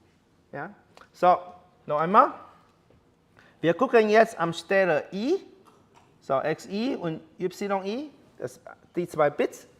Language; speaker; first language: German; non-native, learner; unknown